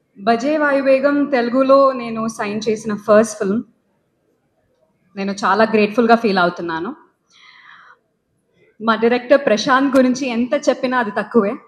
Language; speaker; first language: Telugu; non-native, learner; Malayalam